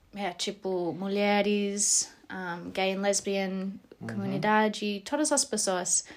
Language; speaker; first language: Portuguese; non-native, fluent; English